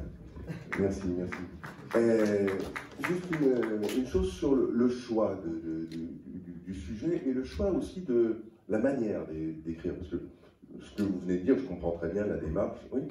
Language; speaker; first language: French; native; French